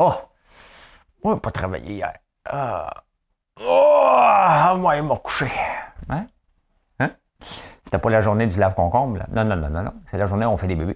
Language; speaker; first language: French; native; French